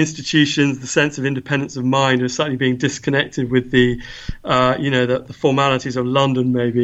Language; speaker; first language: English; native; English